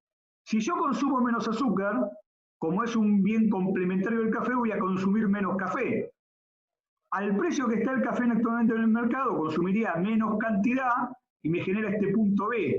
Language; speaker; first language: Spanish; native; Spanish